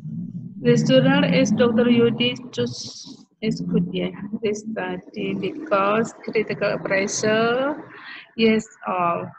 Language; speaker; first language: English; non-native, learner; Indonesian